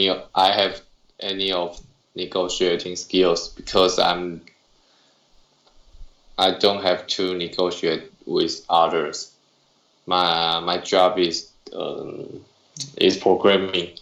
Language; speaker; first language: English; non-native, learner; Chinese